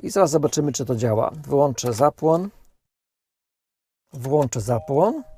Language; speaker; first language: Polish; native; Polish